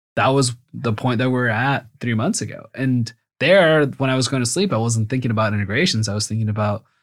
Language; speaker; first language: English; early bilingual, other home language; Spanish